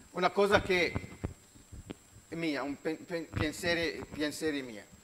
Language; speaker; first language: Italian; non-native, learner; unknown